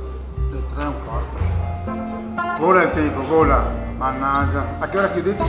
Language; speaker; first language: Italian; native; Italian